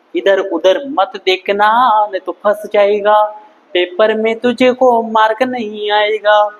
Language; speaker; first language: Hindi; non-native, local second language; Marathi